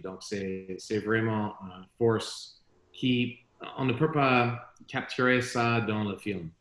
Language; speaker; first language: French; non-native, learner; English